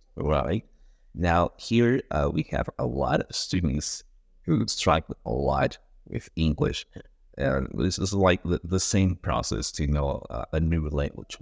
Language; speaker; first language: English; non-native, fluent; Spanish